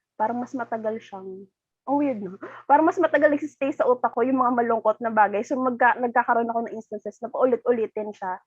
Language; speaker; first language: Filipino; native; Filipino